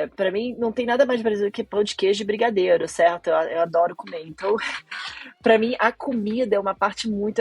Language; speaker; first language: Portuguese; early bilingual, other home language; Spanish